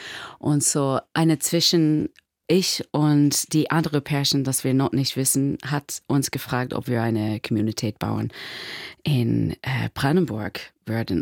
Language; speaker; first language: German; non-native, learner; English